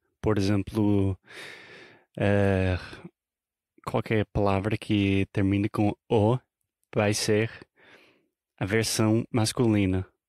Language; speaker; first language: Portuguese; non-native, fluent; English